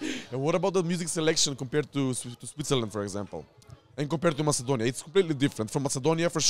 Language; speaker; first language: English; non-native, fluent; Macedonian